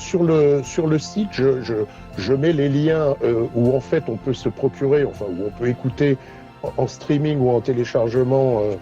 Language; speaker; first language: French; native; French